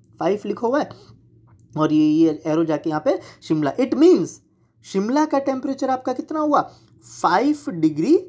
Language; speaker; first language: Hindi; non-native, local second language; Gujarati